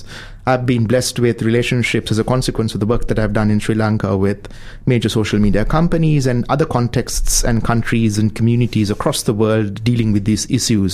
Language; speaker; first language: English; non-native, local second language; Sinhala